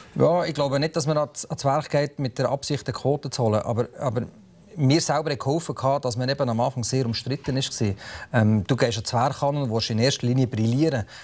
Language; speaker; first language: German; native; German